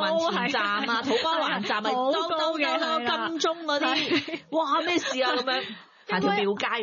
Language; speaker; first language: Cantonese; native; Cantonese